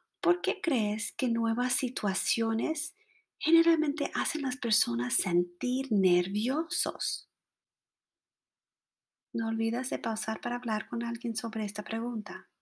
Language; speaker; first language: Spanish; non-native, fluent; English